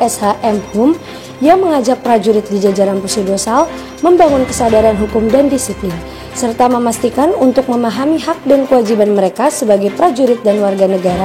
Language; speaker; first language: Indonesian; native; Indonesian